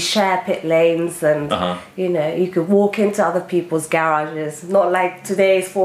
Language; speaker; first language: English; native; English